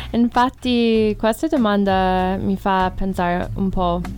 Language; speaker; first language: Italian; non-native, fluent; English